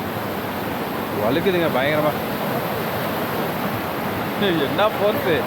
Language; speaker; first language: Tamil; native; Tamil